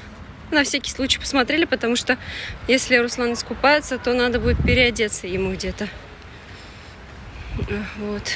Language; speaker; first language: Russian; native; Russian